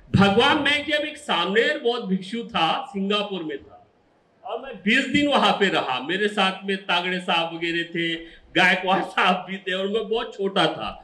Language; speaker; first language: Hindi; non-native, local second language; Marathi